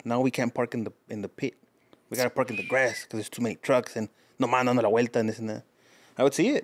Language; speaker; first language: English; early bilingual, other home language; Spanish